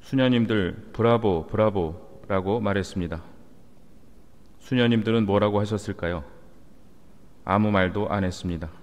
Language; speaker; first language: Korean; native; Korean